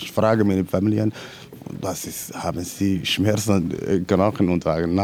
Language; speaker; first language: German; non-native, learner; Somali